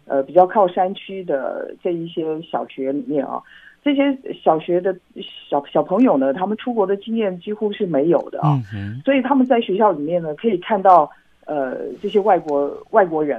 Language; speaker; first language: Chinese; native; Chinese